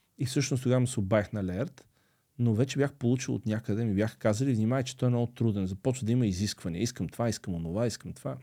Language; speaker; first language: Bulgarian; early bilingual, other home language; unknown